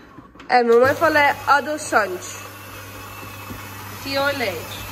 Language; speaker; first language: Portuguese; non-native, learner; Dutch